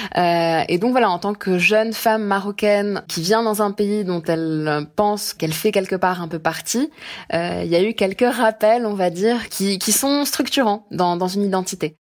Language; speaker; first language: French; non-native, local second language; Arabic